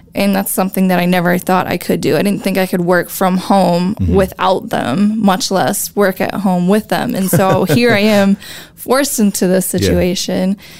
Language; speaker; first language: English; native; English